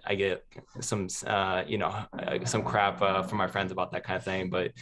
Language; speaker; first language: English; native; English